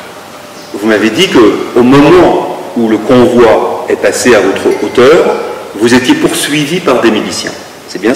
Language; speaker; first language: French; native; French